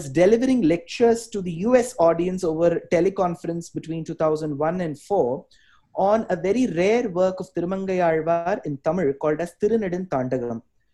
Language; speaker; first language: English; non-native, local second language; Tamil